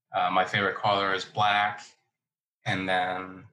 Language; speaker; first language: English; early bilingual, other home language; Spanish